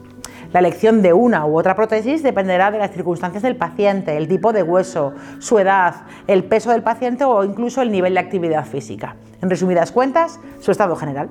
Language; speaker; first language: Spanish; native; Spanish